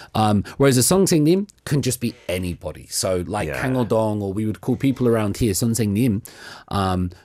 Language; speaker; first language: English; native; English